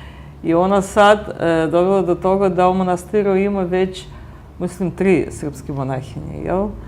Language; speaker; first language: Bosnian; native; Bosnian